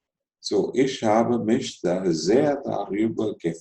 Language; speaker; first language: German; non-native, fluent; Telugu